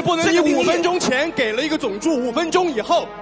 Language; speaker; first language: Chinese; native; Chinese